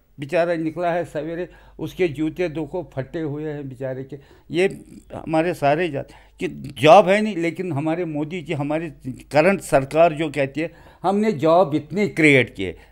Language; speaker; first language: Hindi; non-native, local second language; Kashmiri